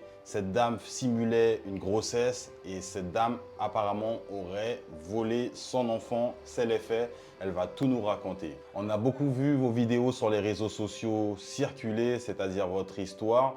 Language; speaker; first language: French; native; French